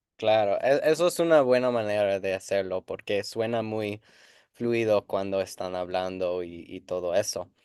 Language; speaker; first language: Spanish; non-native, fluent; English